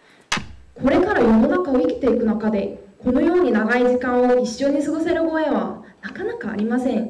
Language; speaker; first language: Japanese; non-native, fluent; Korean